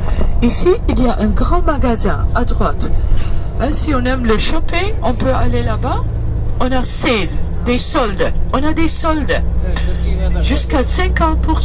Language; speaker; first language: French; early bilingual, heritage; Dutch